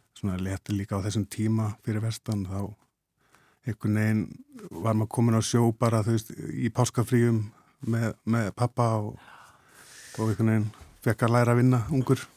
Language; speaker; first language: Icelandic; native; Icelandic